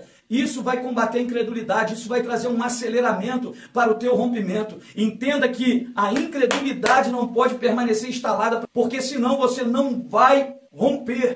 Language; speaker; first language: Portuguese; native; Portuguese